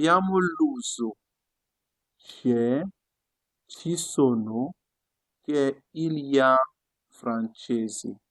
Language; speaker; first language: Italian; non-native, fluent; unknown